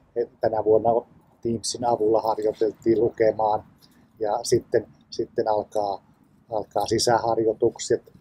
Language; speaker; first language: Finnish; native; Finnish